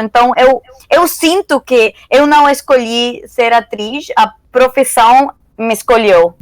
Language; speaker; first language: Portuguese; non-native, learner; Spanish